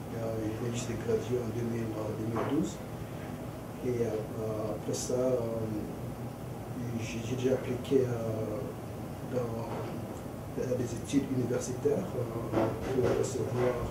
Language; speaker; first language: French; early bilingual, other home language; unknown